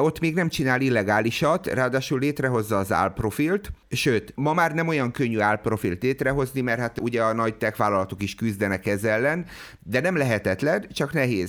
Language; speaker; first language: Hungarian; native; Hungarian